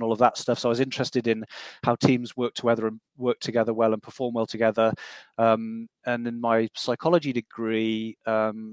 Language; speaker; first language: English; native; English